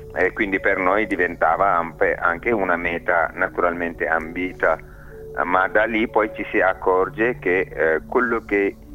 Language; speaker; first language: Italian; non-native, fluent; Wolof